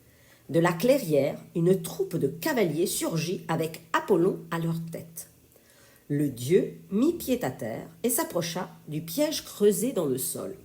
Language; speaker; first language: French; native; French